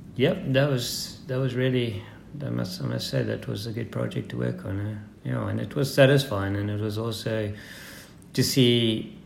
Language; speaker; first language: English; native; English